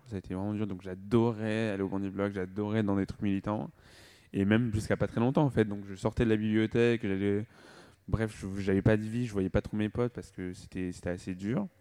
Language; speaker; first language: French; native; French